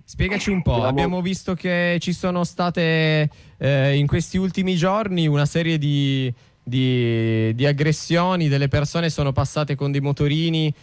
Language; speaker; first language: Italian; native; Italian